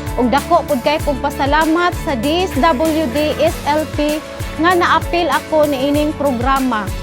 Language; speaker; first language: Cebuano; native; Cebuano